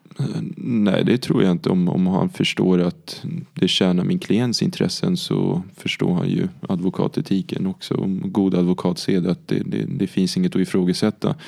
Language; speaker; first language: Swedish; early bilingual, other home language; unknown